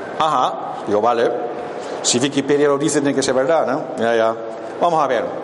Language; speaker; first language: Spanish; non-native, fluent; German